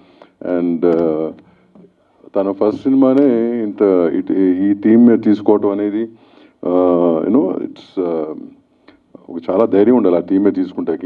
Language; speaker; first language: Telugu; native; Telugu